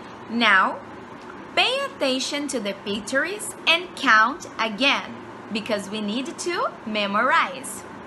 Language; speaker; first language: English; non-native, fluent; Portuguese